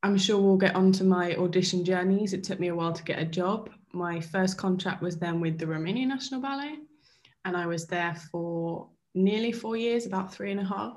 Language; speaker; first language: English; native; English